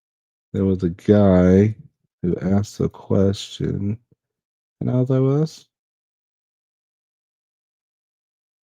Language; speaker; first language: English; native; English